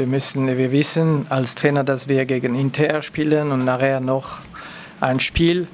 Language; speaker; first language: German; non-native, local second language; French